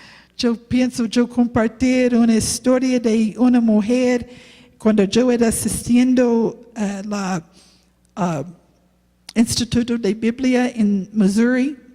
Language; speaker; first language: Spanish; non-native, learner; English